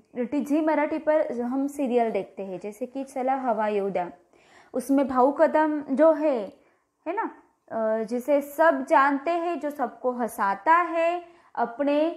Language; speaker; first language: Hindi; non-native, local second language; Marathi